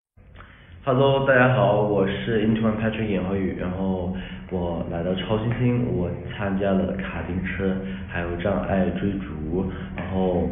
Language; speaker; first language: Chinese; early bilingual, heritage; Chinese